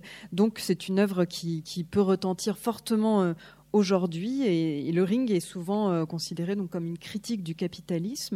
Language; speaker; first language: French; native; French